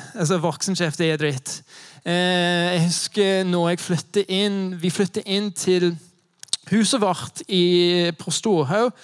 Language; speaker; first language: Norwegian; non-native, fluent; English